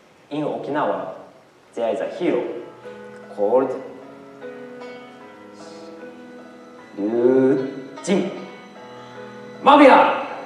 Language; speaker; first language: English; non-native, learner; Japanese